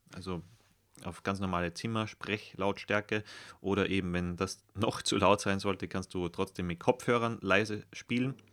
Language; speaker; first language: German; native; German